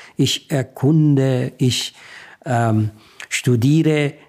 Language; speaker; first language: German; non-native, fluent; Persian